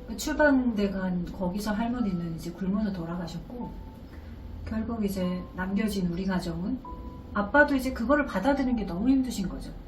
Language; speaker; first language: Korean; native; Korean